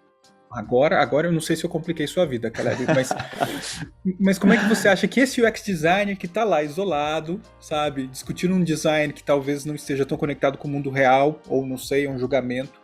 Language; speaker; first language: Portuguese; native; Portuguese